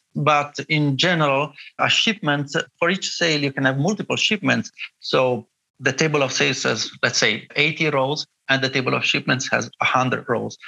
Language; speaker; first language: English; non-native, fluent; Italian